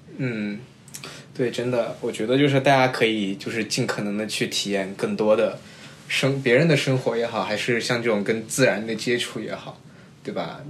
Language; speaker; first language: Chinese; native; Chinese